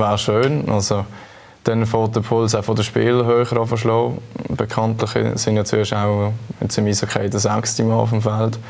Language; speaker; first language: German; native; German